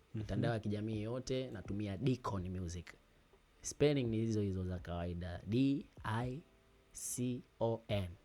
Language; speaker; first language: Swahili; native; Swahili